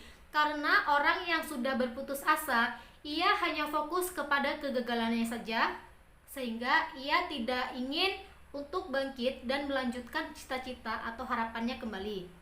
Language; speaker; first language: Indonesian; native; Indonesian